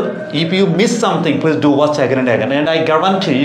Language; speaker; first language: English; non-native, fluent; Bangla